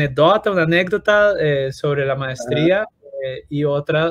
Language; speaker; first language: Portuguese; non-native, fluent; Spanish